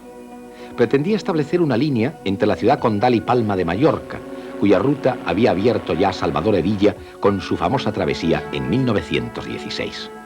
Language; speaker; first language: Spanish; native; Spanish